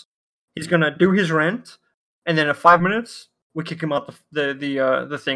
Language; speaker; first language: English; non-native, local second language; Afrikaans